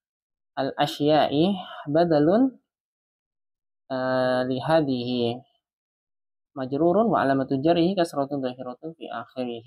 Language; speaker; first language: Arabic; non-native, learner; Indonesian